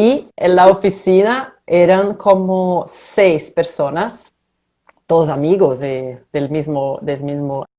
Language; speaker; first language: Spanish; non-native, fluent; Portuguese